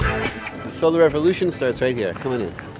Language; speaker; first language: English; native; English